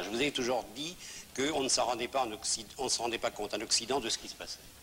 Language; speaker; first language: French; native; French